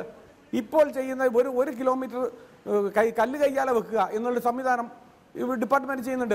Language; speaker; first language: Malayalam; native; Malayalam